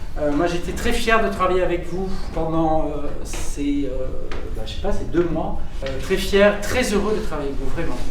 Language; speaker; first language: French; native; French